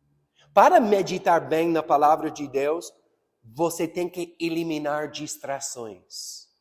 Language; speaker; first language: Portuguese; non-native, fluent; English